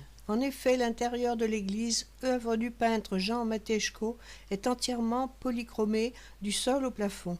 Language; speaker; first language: French; native; French